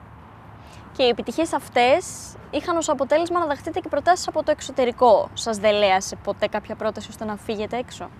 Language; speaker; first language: Greek; native; Greek